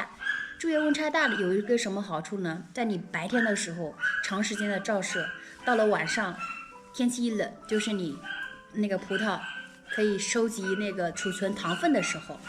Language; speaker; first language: Chinese; native; Chinese